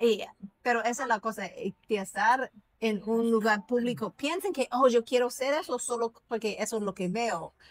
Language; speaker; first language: Spanish; non-native, fluent; English